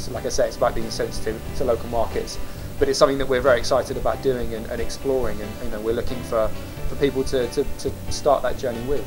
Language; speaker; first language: English; native; English